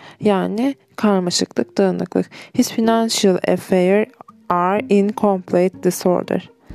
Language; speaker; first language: English; non-native, learner; Turkish